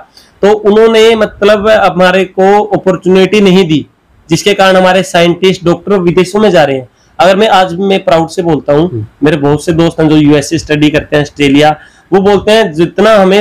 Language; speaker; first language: Hindi; native; Hindi